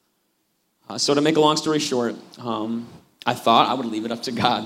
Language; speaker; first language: English; native; English